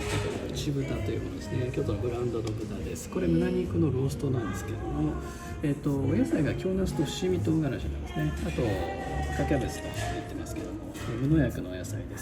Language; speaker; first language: Japanese; native; Japanese